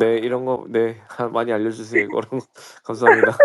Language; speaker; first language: Korean; early bilingual, heritage; Korean